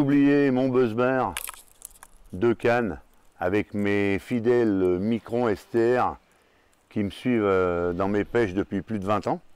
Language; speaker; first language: French; native; French